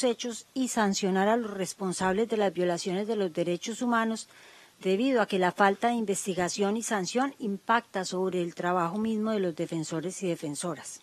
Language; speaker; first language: Spanish; native; Spanish